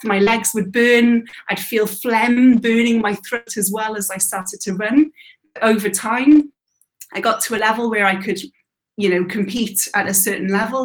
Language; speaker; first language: English; native; English